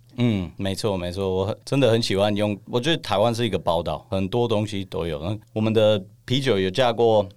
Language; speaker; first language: Chinese; non-native, fluent; English